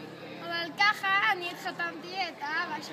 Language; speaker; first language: Hebrew; non-native, learner; Spanish